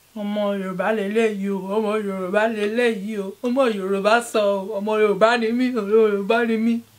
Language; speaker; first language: Yoruba; early bilingual, heritage; Yoruba